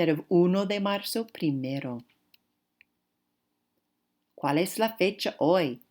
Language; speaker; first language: Spanish; non-native, fluent; English